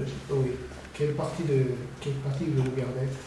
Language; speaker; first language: French; non-native, learner; Korean